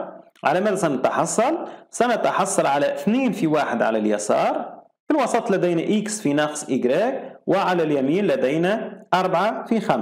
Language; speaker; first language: Arabic; native; Arabic